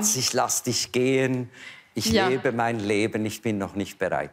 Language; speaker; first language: German; native; German